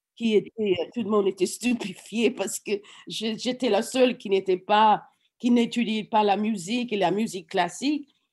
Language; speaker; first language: French; non-native, fluent; English